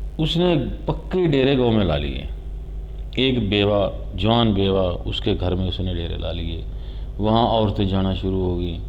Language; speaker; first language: Urdu; non-native, local second language; Punjabi